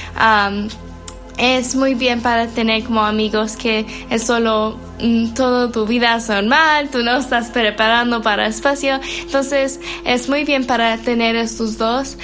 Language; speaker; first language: Spanish; non-native, learner; English